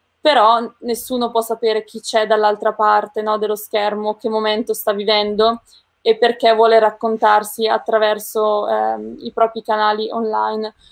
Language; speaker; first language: Italian; native; Italian